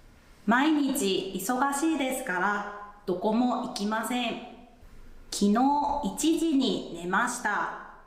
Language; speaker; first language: Japanese; non-native, learner; English